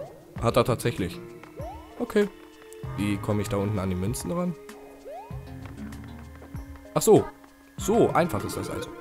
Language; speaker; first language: German; native; German